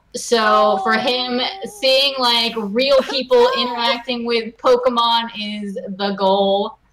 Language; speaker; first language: English; native; English